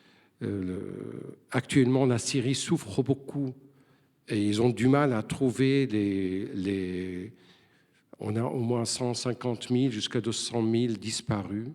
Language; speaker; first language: French; non-native, fluent; Arabic